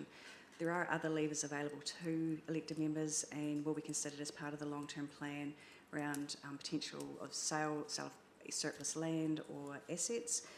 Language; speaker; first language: English; native; English